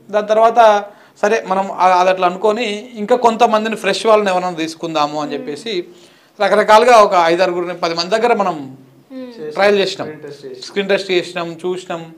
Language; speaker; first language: Telugu; native; Telugu